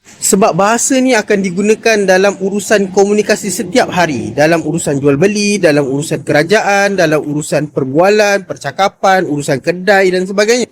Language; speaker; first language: Malay; native; Malay